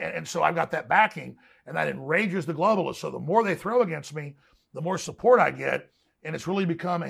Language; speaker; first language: English; native; English